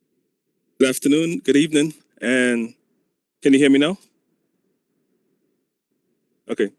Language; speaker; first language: English; native; English